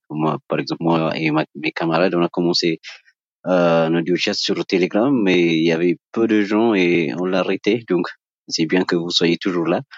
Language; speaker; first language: French; non-native, learner; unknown